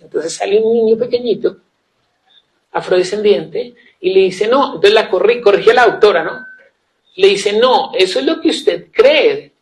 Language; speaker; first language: Spanish; native; Spanish